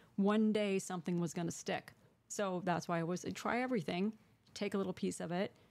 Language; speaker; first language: English; native; English